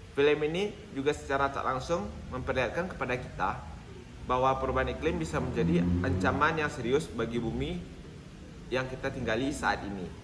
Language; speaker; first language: Indonesian; native; Indonesian